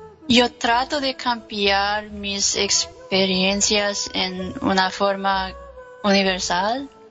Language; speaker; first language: Spanish; non-native, learner; English